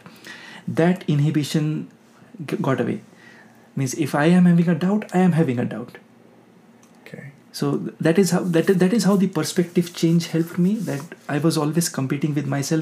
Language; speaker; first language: English; non-native, local second language; Hindi